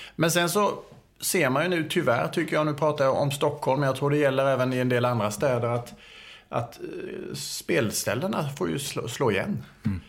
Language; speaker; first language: Swedish; native; Swedish